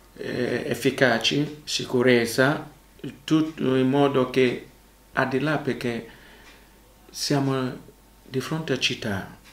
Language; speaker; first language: Italian; non-native, learner; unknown